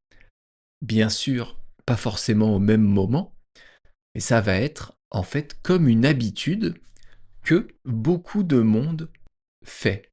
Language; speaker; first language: French; native; French